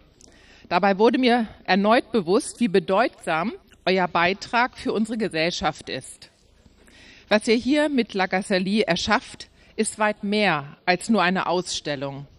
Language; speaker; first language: German; native; German